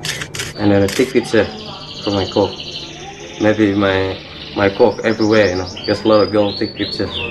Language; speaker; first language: English; non-native, learner; Indonesian